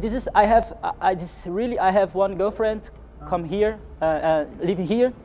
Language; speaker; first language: English; non-native, learner; Portuguese